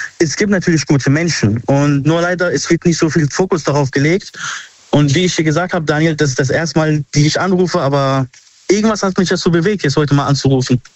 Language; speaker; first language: German; early bilingual, other home language; Arabic